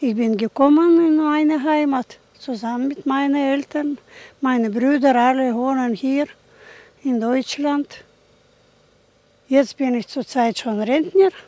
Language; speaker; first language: German; early bilingual, heritage; German